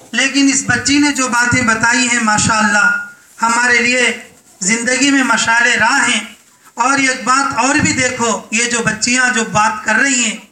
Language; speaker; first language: Urdu; native; Urdu